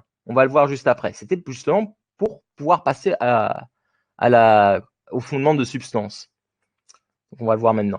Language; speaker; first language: French; native; French